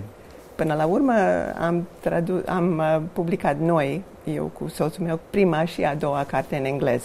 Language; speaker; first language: Romanian; non-native, fluent; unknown